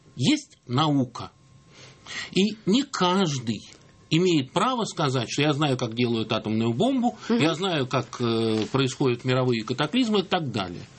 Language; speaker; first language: Russian; native; Russian